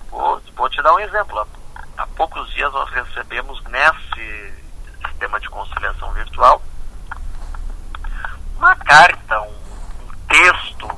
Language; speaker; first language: Portuguese; native; Portuguese